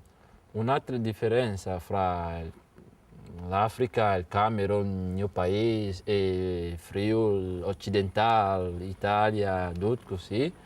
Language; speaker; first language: Italian; non-native, learner; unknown